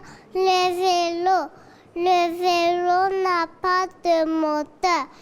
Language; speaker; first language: French; non-native, learner; Kinyarwanda